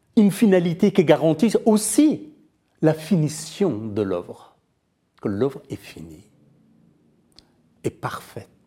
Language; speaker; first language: French; non-native, fluent; Persian